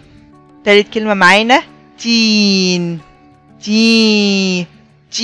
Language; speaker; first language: Arabic; native; Arabic